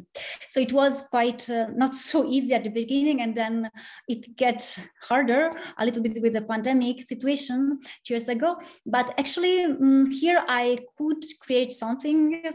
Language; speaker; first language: English; non-native, fluent; Italian